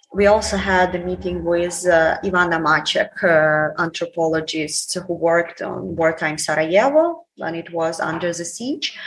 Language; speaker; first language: English; non-native, fluent; Ukrainian